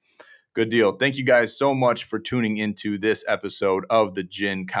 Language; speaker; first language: English; native; English